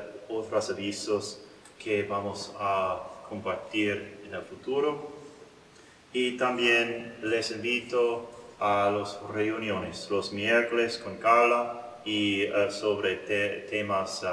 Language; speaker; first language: Spanish; non-native, learner; English